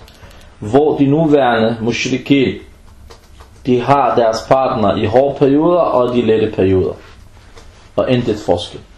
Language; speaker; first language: Danish; early bilingual, other home language; Arabic